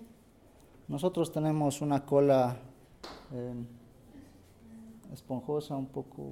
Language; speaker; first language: Spanish; non-native, local second language; Quechua